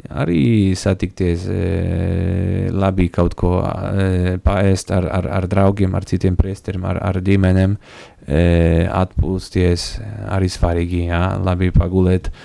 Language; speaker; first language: Latvian; non-native, fluent; Polish